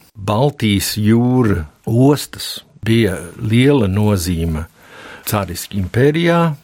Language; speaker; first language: Latvian; early bilingual, heritage; Latvian